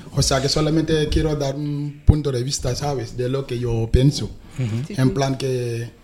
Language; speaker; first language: Spanish; non-native, fluent; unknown